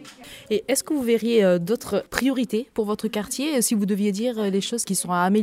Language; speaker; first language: French; native; French